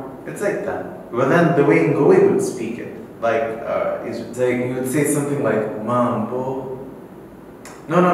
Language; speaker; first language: English; non-native, local second language; Swahili